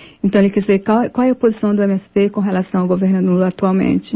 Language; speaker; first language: Portuguese; native; Portuguese